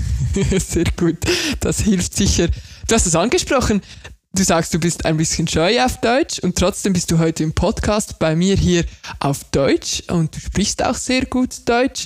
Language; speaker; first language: German; native; German